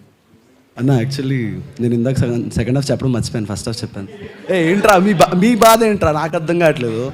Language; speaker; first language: Telugu; native; Telugu